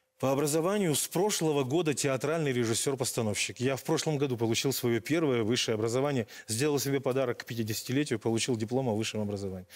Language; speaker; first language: Russian; native; Russian